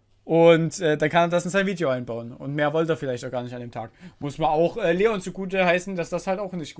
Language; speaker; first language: German; native; German